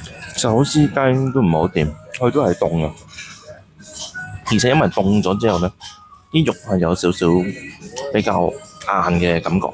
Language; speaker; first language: Cantonese; native; Cantonese